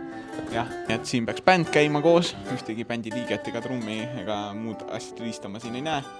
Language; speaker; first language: Estonian; native; Estonian